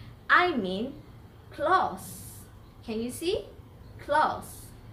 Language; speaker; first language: English; non-native, local second language; Malay